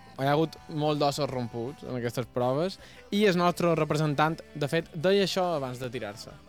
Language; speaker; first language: Catalan; native; Catalan